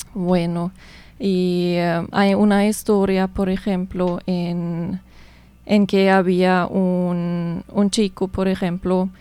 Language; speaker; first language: Spanish; non-native, fluent; German